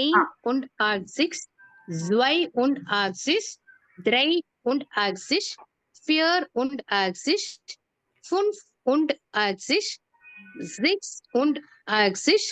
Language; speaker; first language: German; non-native, fluent; Tamil